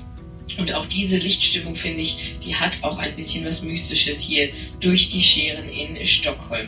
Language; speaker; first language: German; native; German